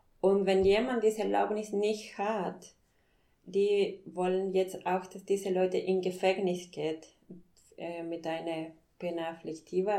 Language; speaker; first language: German; non-native, fluent; Spanish